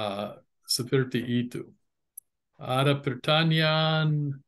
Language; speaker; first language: Indonesian; non-native, fluent; English